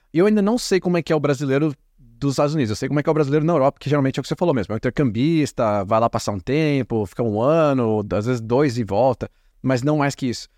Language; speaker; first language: Portuguese; native; Portuguese